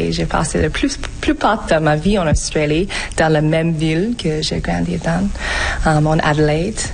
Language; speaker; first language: French; non-native, fluent; English